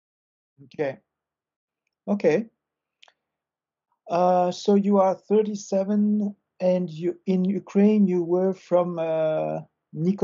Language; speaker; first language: English; non-native, fluent; French